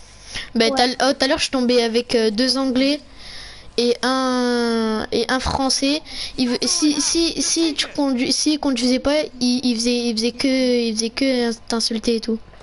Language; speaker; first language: French; native; French